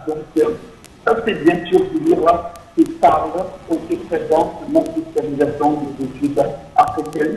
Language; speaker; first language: French; non-native, fluent; Arabic